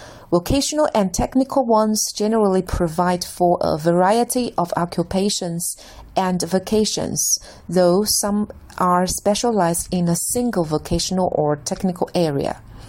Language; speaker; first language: English; non-native, fluent; Chinese